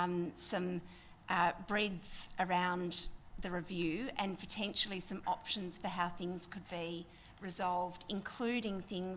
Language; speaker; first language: English; native; English